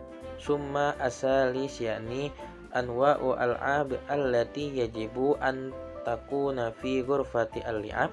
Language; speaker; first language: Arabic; non-native, learner; Indonesian